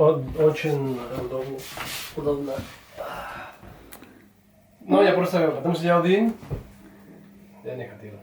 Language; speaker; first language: Russian; non-native, learner; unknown